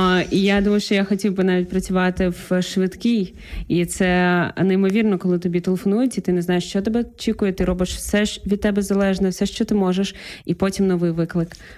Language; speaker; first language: Ukrainian; native; Ukrainian